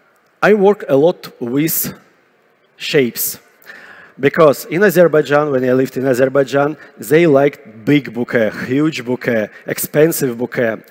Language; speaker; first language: English; non-native, fluent; Russian